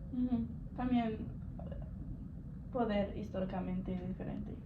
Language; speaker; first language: Spanish; non-native, learner; English